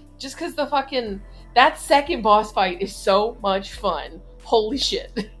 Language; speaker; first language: English; native; English